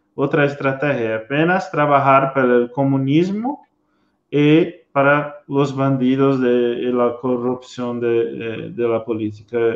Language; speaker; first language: Spanish; non-native, learner; Portuguese